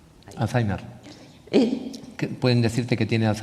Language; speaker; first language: Spanish; native; Spanish